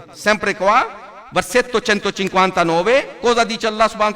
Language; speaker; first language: Italian; non-native, learner; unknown